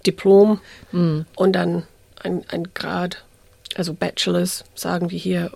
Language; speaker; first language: German; non-native, fluent; English